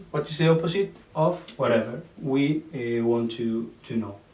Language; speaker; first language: English; non-native, learner; Spanish